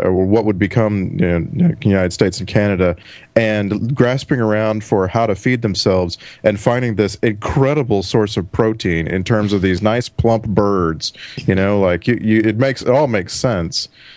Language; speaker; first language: English; native; English